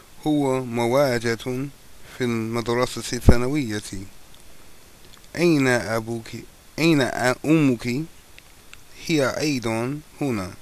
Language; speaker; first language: Arabic; non-native, fluent; English